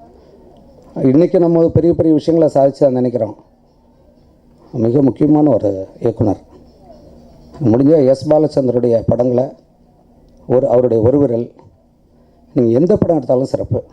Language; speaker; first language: Tamil; native; Tamil